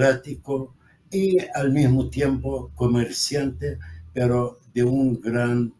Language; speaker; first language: Spanish; non-native, fluent; Arabic